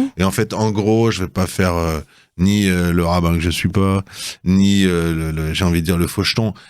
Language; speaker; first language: French; native; French